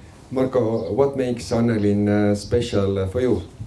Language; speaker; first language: English; non-native, fluent; Estonian